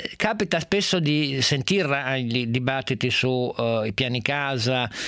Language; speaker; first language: Italian; native; Italian